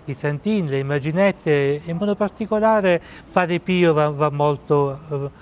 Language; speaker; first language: Italian; native; Italian